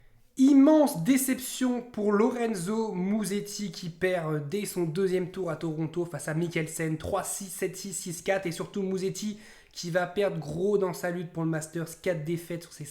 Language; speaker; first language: French; native; French